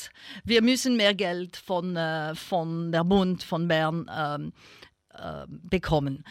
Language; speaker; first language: German; non-native, local second language; French